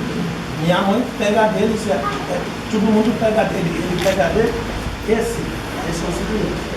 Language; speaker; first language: Portuguese; non-native, fluent; Yoruba